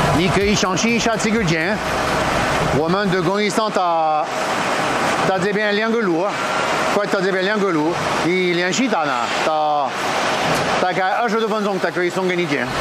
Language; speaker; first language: Chinese; non-native, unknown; French